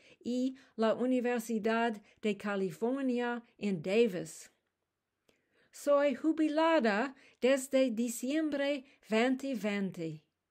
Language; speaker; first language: Spanish; non-native, learner; English